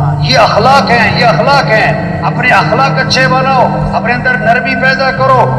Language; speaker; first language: Urdu; non-native, local second language; Pashto